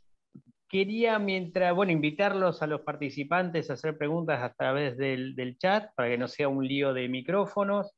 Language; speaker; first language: Spanish; native; Spanish